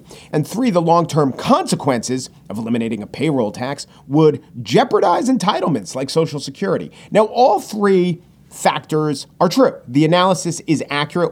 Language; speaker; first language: English; native; English